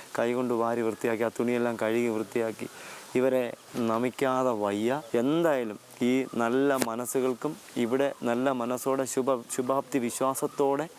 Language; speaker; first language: Malayalam; native; Malayalam